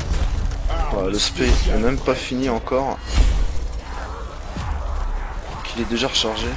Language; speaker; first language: French; native; French